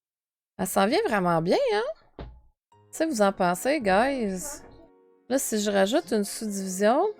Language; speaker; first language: French; native; French